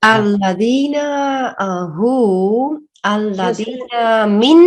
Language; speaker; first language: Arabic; non-native, learner; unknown